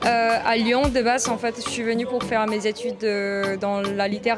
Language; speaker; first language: French; non-native, fluent; Korean